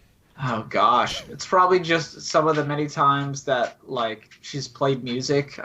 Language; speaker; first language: English; native; English